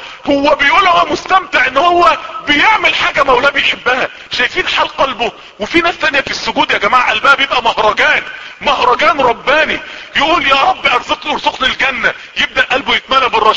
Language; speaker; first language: Arabic; native; Arabic